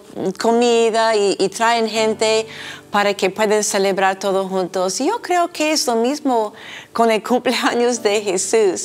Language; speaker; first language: Spanish; non-native, fluent; English